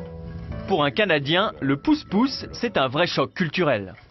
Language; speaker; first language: French; native; French